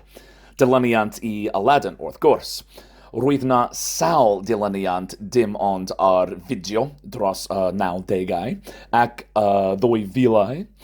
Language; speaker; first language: Welsh; non-native, fluent; English